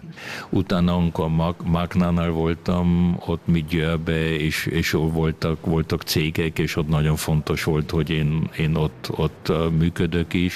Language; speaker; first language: Hungarian; early bilingual, heritage; Hungarian